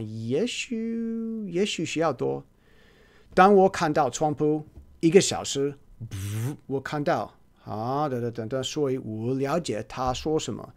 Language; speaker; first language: Chinese; non-native, learner; English